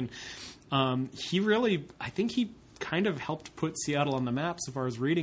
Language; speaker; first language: English; native; English